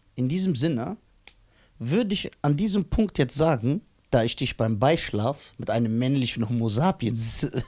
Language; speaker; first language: German; native; German